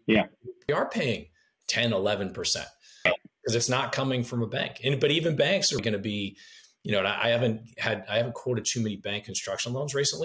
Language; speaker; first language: English; native; English